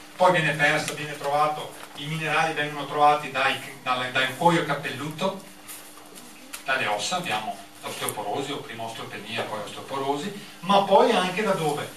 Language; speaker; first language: Italian; native; Italian